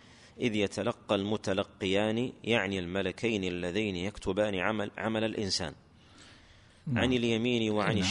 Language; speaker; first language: Arabic; native; Arabic